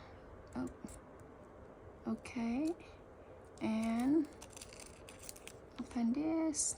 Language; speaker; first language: English; early bilingual, heritage; Khmer